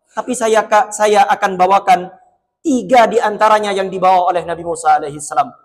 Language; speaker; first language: Malay; non-native, local second language; Madurese